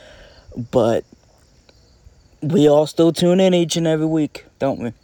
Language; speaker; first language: English; native; English